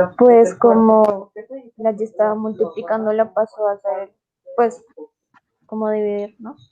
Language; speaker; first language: Spanish; native; Spanish